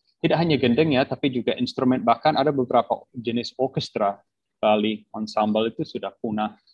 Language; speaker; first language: Indonesian; non-native, fluent; English